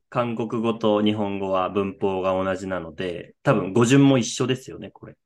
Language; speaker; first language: Japanese; native; Japanese